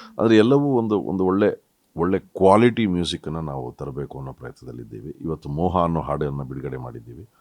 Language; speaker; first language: Kannada; native; Kannada